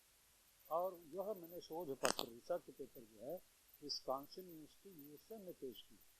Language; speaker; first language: Hindi; native; Hindi